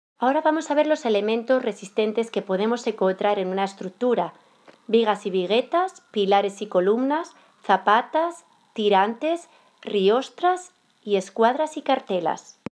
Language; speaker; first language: Spanish; native; Spanish